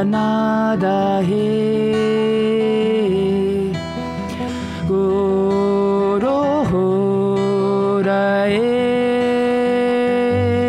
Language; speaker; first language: English; non-native, fluent; German